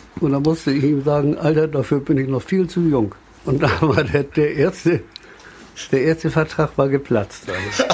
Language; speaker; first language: German; native; German